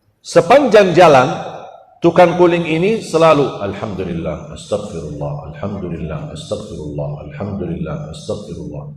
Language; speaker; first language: Malay; non-native, fluent; Arabic